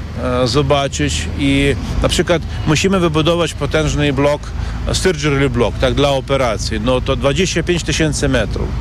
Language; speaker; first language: Polish; non-native, learner; Ukrainian